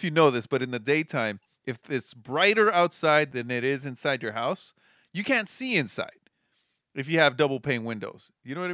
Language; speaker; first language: English; early bilingual, other home language; Spanish